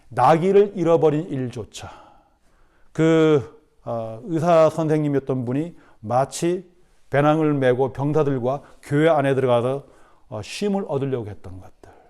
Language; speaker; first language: Korean; native; Korean